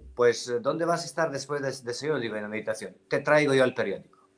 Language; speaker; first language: Spanish; non-native, fluent; Serbian